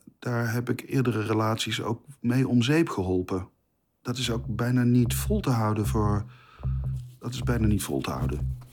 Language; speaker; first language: Dutch; native; Dutch